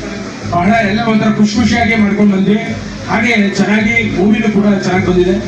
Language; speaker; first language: Kannada; native; Kannada